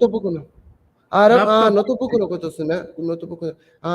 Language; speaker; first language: Japanese; non-native, fluent; Portuguese